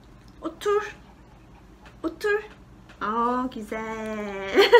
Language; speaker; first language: Turkish; non-native, fluent; Korean